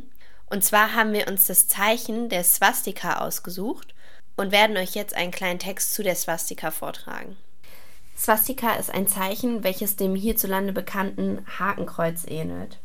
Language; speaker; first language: German; native; German